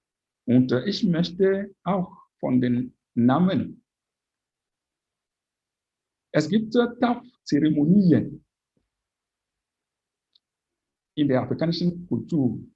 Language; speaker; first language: German; non-native, fluent; French